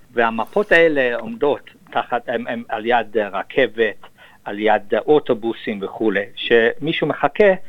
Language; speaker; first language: Hebrew; non-native, fluent; English